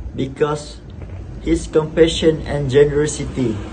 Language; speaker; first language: English; non-native, local second language; Malay